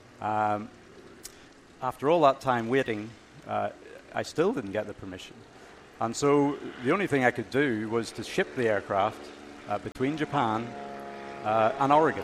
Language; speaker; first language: English; native; English